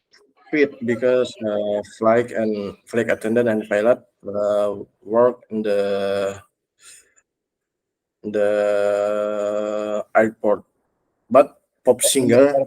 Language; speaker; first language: English; non-native, learner; Indonesian